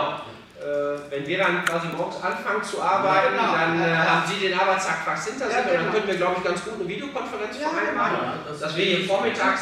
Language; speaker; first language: German; native; German